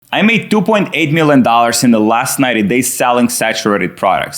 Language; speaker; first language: English; non-native, fluent; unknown